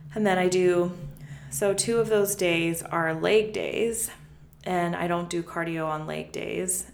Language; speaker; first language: English; native; English